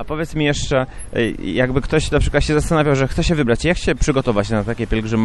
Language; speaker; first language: Polish; native; Polish